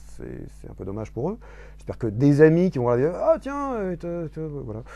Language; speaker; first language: French; native; French